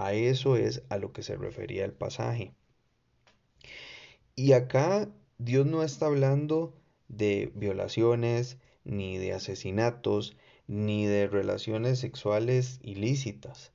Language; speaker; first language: Spanish; native; Spanish